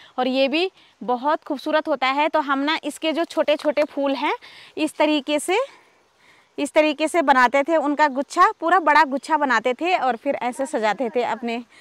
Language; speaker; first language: Hindi; non-native, local second language; Garhwali